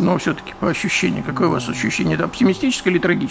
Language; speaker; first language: Russian; native; Russian